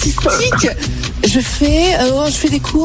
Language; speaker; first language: French; native; French